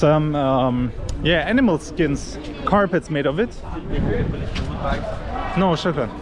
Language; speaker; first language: English; non-native, fluent; Turkish